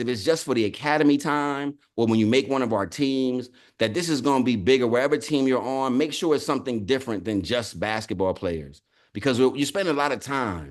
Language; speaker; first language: English; native; English